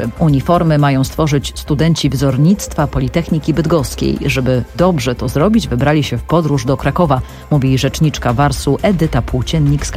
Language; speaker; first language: Polish; native; Polish